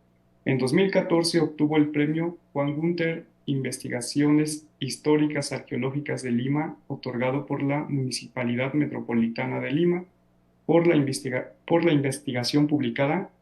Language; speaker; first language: Spanish; native; Spanish